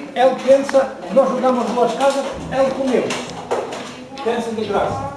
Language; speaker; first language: Portuguese; non-native, learner; Ukrainian